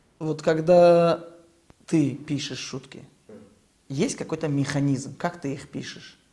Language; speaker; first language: Russian; non-native, local second language; Tajik